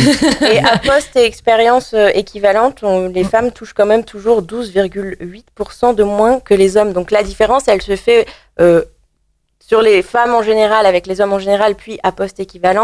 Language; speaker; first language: French; native; French